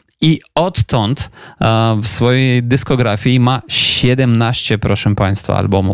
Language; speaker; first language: Polish; non-native, fluent; Ukrainian